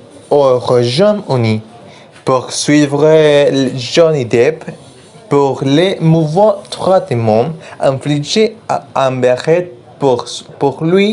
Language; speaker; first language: French; non-native, learner; Spanish